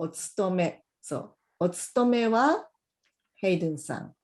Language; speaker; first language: Japanese; non-native, fluent; English